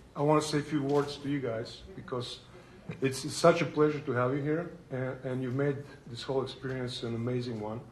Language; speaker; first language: English; non-native, fluent; Bulgarian